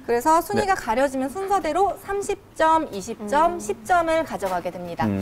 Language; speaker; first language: Korean; native; Korean